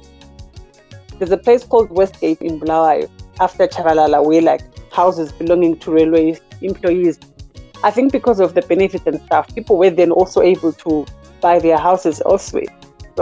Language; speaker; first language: English; non-native, local second language; North Ndebele